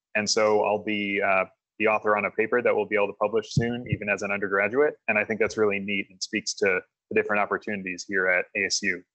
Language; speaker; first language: English; native; English